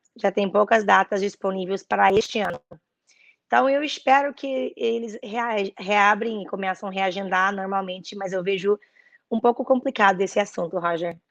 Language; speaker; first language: Portuguese; early bilingual, heritage; Portuguese